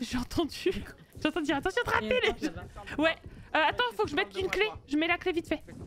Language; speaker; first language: French; native; French